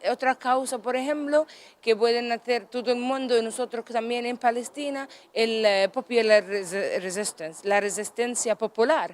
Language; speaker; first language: Spanish; non-native, learner; Arabic